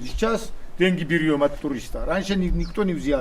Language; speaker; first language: Russian; non-native, local second language; Svan